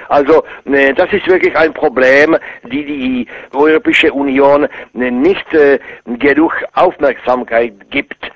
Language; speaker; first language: German; non-native, fluent; Czech